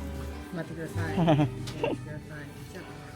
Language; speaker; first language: Japanese; non-native, learner; Filipino